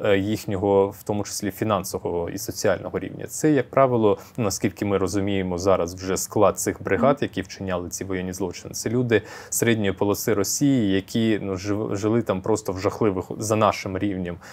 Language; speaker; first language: Ukrainian; non-native, local second language; Russian